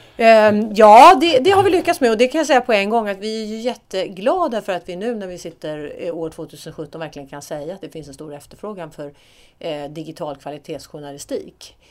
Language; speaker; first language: Swedish; native; Swedish